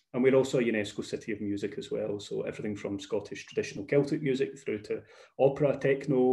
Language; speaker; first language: English; native; English